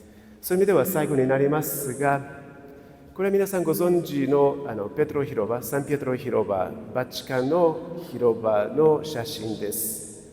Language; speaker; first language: Japanese; non-native, fluent; Portuguese